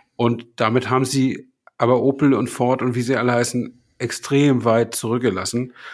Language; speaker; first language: German; native; German